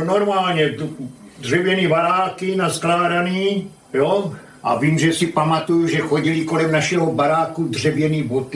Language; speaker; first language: Czech; non-native, local second language; German